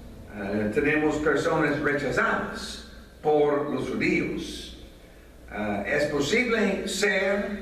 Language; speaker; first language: Spanish; non-native, fluent; English